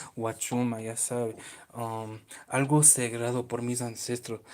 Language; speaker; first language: Spanish; early bilingual, other home language; English